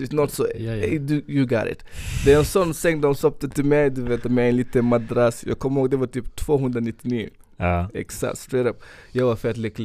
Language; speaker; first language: Swedish; non-native, fluent; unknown